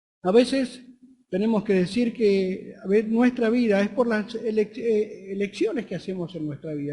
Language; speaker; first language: Spanish; native; Spanish